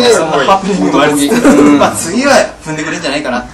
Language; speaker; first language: Japanese; native; Japanese